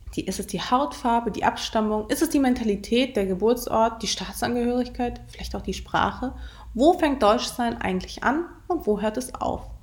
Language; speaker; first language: German; early bilingual, other home language; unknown